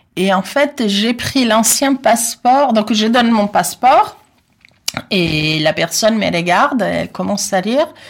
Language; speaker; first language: French; non-native, fluent; Italian